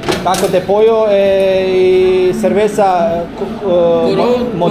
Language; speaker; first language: Spanish; non-native, learner; Serbian